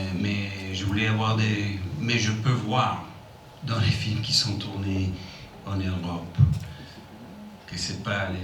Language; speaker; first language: French; non-native, fluent; English